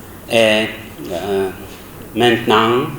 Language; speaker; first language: French; non-native, learner; Czech